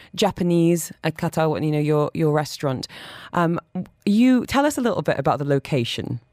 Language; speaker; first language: English; native; English